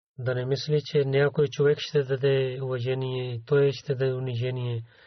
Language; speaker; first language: Bulgarian; non-native, learner; Urdu